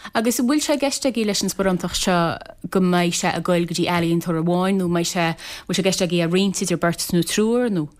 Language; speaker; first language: Irish; native; Irish